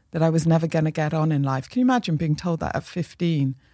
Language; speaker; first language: English; native; English